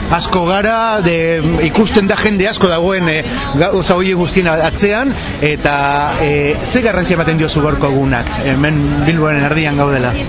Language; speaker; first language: Basque; native; Basque